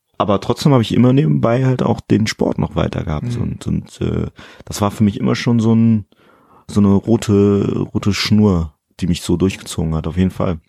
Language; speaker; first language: German; early bilingual, other home language; Fula